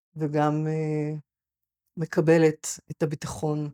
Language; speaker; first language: Hebrew; native; Hebrew